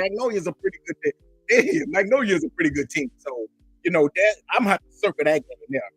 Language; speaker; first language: English; native; English